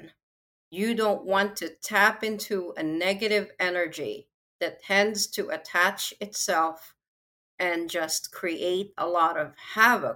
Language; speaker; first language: English; non-native, local second language; Filipino